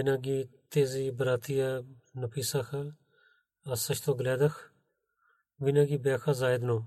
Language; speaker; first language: Bulgarian; non-native, learner; Urdu